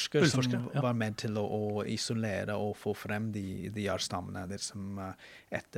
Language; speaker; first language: Norwegian; non-native, fluent; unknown